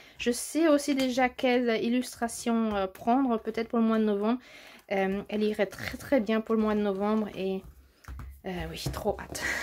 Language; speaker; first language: French; native; French